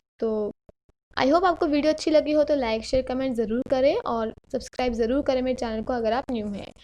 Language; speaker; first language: Hindi; native; Hindi